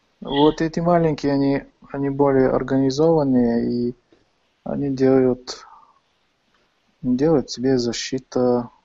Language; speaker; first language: Russian; non-native, fluent; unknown